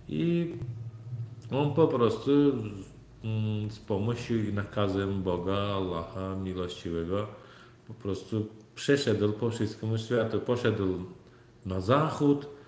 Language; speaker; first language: Polish; non-native, learner; Turkmen